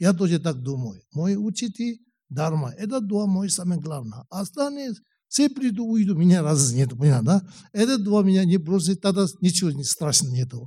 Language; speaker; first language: Russian; non-native, learner; Tibetan